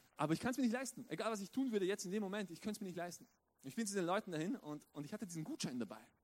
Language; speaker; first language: German; early bilingual, other home language; Romanian